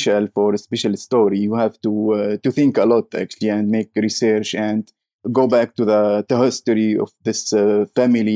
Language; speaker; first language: English; non-native, learner; Arabic